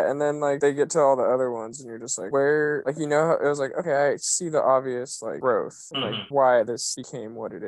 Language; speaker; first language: English; native; English